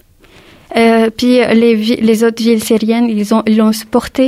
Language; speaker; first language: French; early bilingual, other home language; Arabic